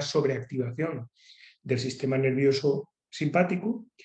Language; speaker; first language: Spanish; native; Spanish